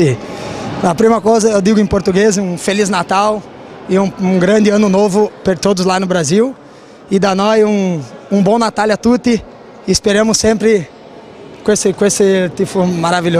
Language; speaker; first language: Italian; non-native, fluent; Portuguese